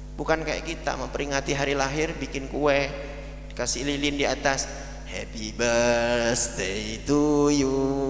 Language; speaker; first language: Indonesian; non-native, local second language; Madurese